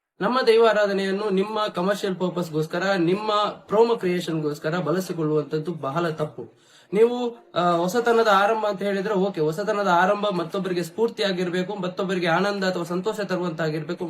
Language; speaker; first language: Kannada; non-native, local second language; Tulu